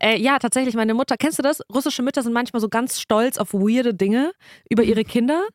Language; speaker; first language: German; early bilingual, other home language; Russian